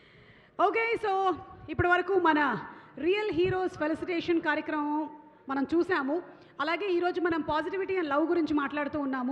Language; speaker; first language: Telugu; native; Telugu